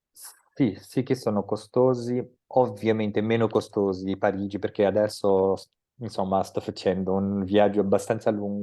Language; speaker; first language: Italian; non-native, fluent; Portuguese